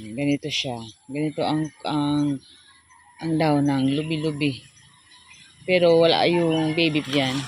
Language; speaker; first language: Filipino; non-native, local second language; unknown